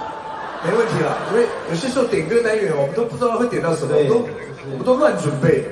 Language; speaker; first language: Chinese; native; Chinese